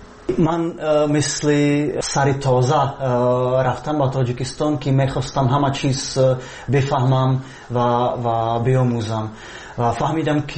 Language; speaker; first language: Persian; non-native, fluent; Czech